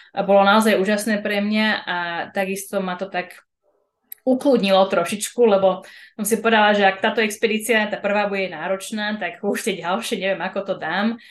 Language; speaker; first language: Slovak; early bilingual, heritage; Slovak